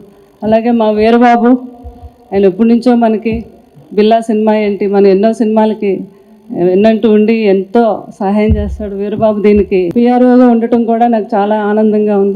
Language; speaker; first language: Telugu; native; Telugu